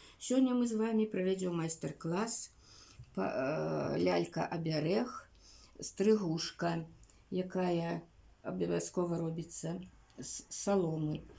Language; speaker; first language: Belarusian; native; Belarusian